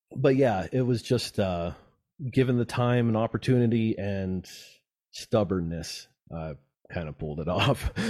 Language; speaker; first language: English; native; English